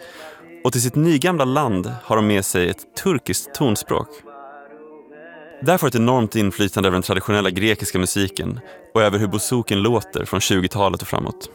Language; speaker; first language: Swedish; native; Swedish